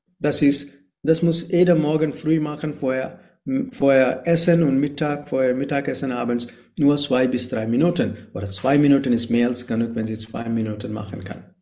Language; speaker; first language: German; non-native, fluent; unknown